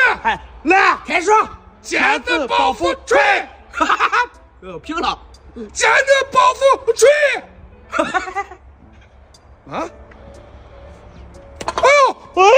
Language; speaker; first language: Chinese; native; Chinese